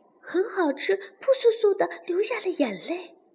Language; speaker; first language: Chinese; native; Chinese